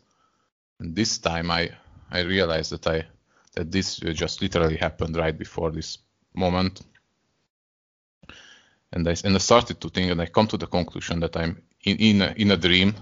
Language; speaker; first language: English; non-native, fluent; Hungarian